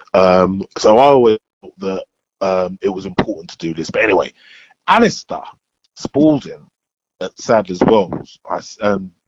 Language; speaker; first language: English; native; English